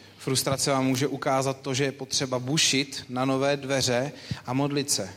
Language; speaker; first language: Czech; native; Czech